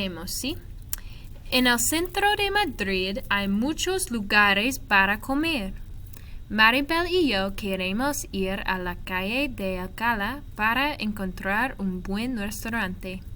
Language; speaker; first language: Spanish; non-native, fluent; English